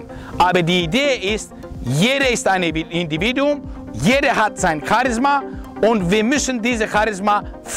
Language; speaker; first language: German; non-native, fluent; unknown